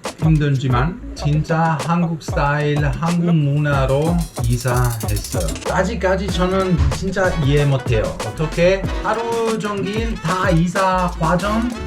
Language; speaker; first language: Korean; non-native, learner; Italian